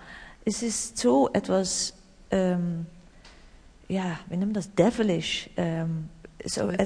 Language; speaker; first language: German; non-native, learner; Dutch